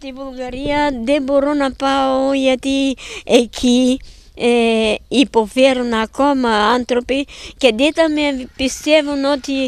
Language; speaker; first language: Greek; non-native, fluent; Bulgarian